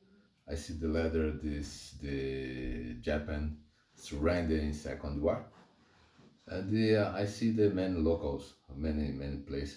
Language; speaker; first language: English; non-native, learner; Portuguese